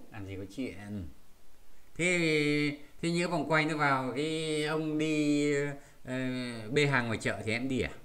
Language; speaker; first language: Vietnamese; native; Vietnamese